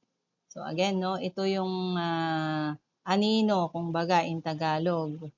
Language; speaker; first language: Filipino; native; Filipino